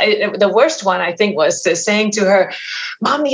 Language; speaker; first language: English; non-native, fluent; Danish